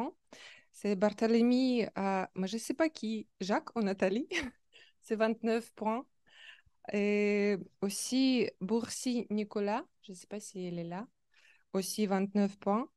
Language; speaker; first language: French; non-native, learner; Russian